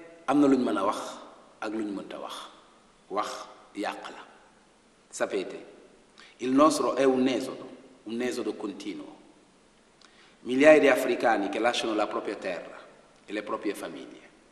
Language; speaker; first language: Italian; non-native, fluent; Wolof